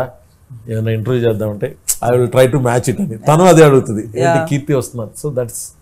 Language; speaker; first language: Telugu; native; Telugu